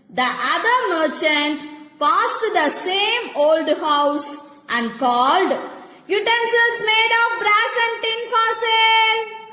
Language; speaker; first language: English; non-native, local second language; Tamil